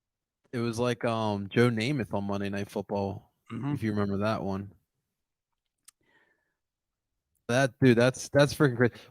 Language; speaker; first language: English; native; English